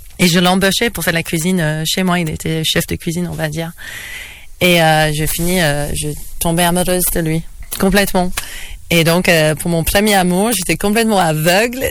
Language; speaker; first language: French; non-native, learner; English